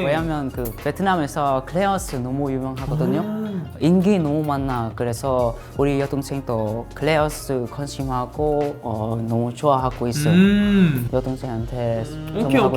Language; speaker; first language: Korean; non-native, learner; Vietnamese